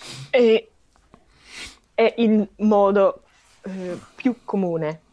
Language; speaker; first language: Italian; non-native, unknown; English